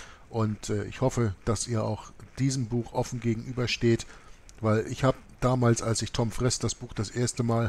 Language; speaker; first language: German; native; German